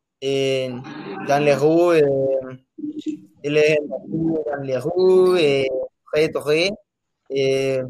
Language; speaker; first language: French; non-native, learner; Spanish